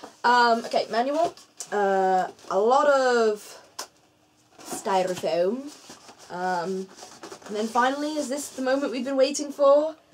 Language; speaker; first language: English; native; English